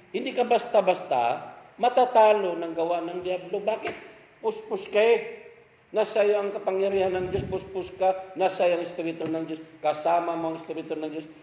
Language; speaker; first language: Filipino; non-native, local second language; Cebuano